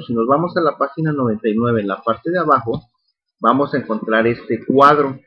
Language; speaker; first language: Spanish; native; Spanish